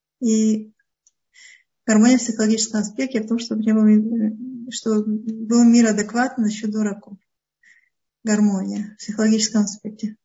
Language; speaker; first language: Russian; early bilingual, heritage; Russian